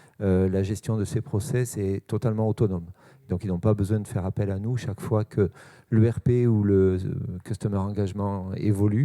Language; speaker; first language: French; native; French